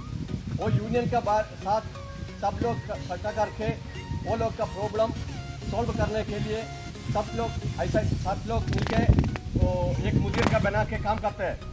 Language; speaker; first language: Hindi; non-native, local second language; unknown